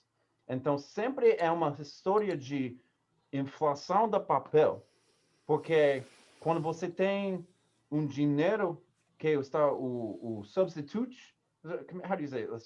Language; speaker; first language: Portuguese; non-native, learner; English